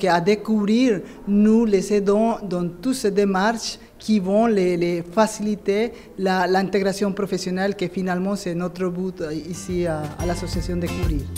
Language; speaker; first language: French; non-native, fluent; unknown